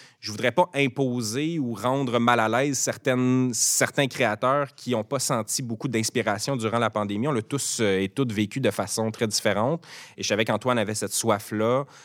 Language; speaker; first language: French; native; French